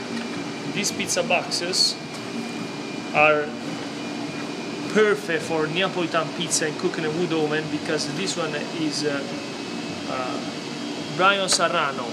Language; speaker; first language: English; non-native, fluent; Italian